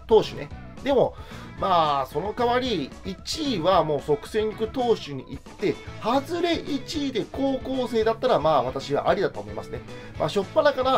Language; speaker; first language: Japanese; native; Japanese